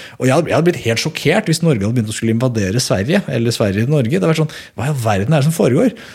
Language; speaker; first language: Norwegian; native; Norwegian